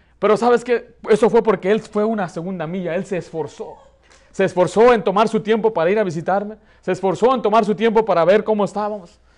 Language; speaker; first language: Spanish; early bilingual, heritage; Spanish